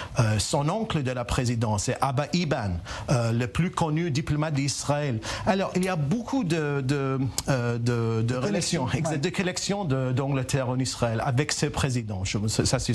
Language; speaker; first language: French; non-native, learner; English